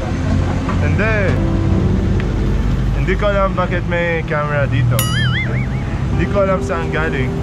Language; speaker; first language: Filipino; non-native, learner; Arabic